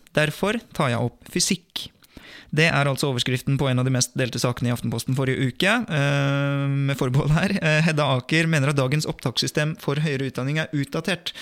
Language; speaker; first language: Norwegian; native; Norwegian